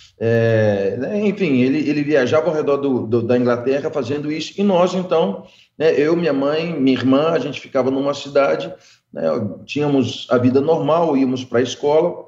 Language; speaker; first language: Portuguese; early bilingual, other home language; English